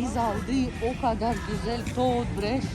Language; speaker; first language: Turkish; non-native, learner; Russian